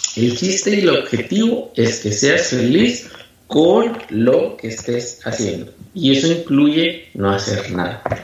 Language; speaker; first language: Spanish; native; Spanish